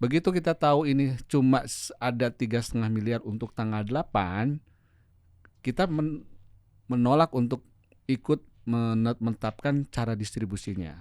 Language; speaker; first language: Indonesian; native; Indonesian